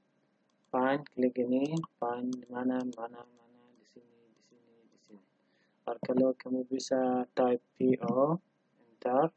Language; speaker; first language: Indonesian; non-native, learner; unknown